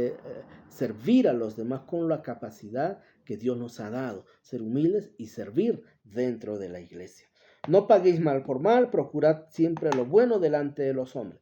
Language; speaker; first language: Spanish; native; Spanish